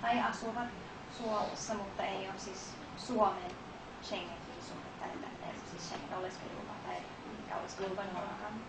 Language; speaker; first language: Finnish; non-native, fluent; Thai